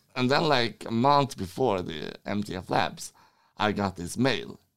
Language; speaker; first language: English; non-native, fluent; Swedish